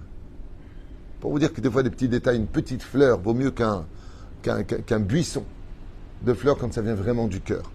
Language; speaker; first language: French; native; French